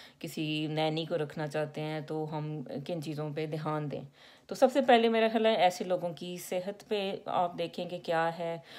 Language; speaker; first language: Urdu; native; Urdu